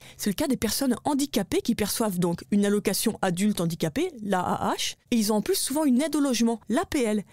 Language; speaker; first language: French; native; French